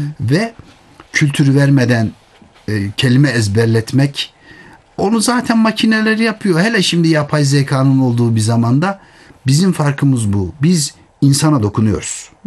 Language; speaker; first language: Turkish; native; Turkish